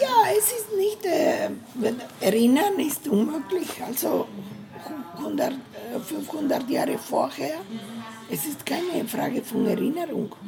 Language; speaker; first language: German; non-native, learner; Spanish